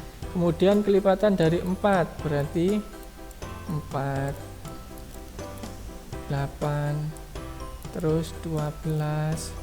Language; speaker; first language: Indonesian; native; Indonesian